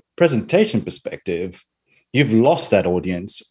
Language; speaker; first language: English; non-native, fluent; Spanish